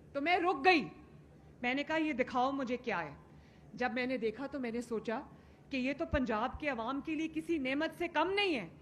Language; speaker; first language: Urdu; native; Urdu